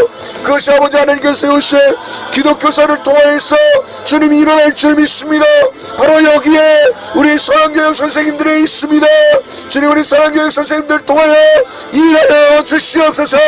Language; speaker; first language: Korean; native; Korean